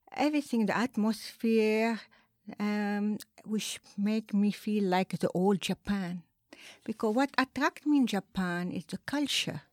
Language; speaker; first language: English; non-native, fluent; Arabic